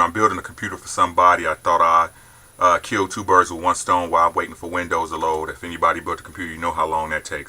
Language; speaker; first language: English; native; English